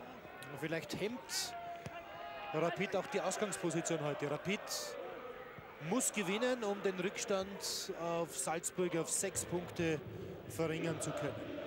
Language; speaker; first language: German; native; German